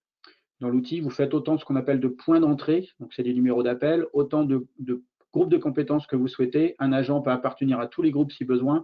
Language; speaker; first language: French; native; French